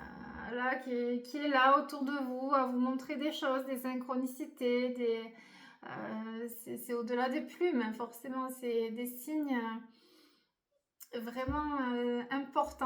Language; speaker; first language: French; native; French